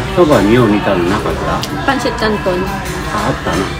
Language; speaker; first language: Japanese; non-native, fluent; Filipino